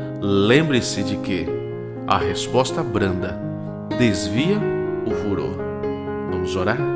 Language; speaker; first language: Portuguese; native; Portuguese